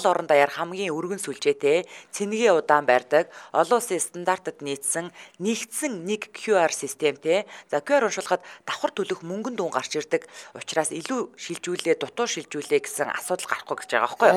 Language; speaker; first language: Mongolian; native; Mongolian